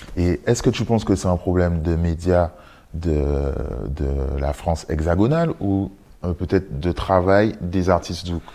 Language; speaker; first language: French; native; French